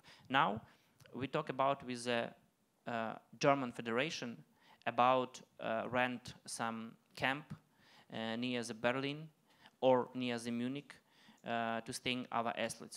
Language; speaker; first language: English; non-native, learner; Ukrainian